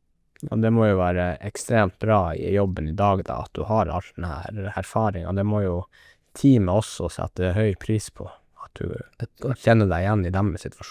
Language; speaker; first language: Norwegian; native; Norwegian